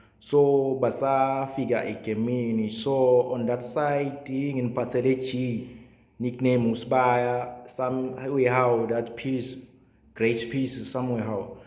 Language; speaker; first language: Zulu; non-native, local second language; Swati